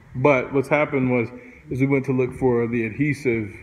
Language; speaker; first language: English; native; English